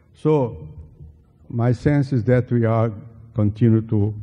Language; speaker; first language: English; non-native, fluent; Portuguese